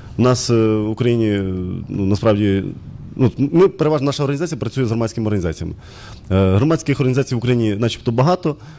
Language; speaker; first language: Ukrainian; native; Ukrainian